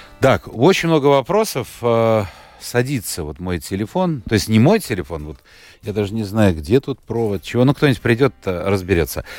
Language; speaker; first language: Russian; native; Russian